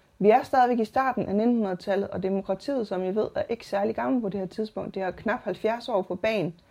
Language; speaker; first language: Danish; native; Danish